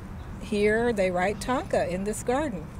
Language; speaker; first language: English; native; English